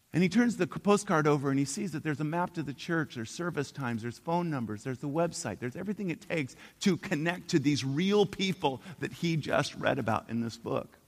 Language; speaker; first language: English; native; English